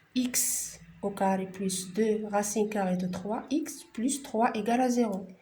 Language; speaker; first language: French; non-native, local second language; Arabic